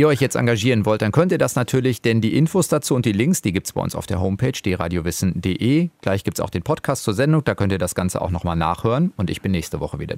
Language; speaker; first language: German; native; German